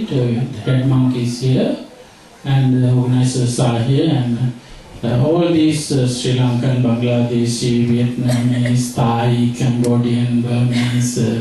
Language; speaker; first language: English; non-native, local second language; Sinhala